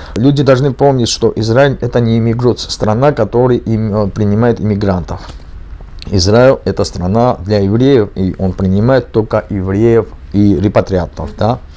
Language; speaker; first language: Russian; non-native, local second language; Georgian